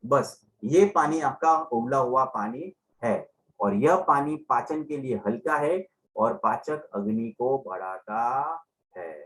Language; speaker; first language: Hindi; non-native, local second language; Gujarati